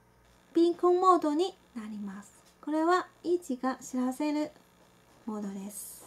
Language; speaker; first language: Japanese; non-native, fluent; Chinese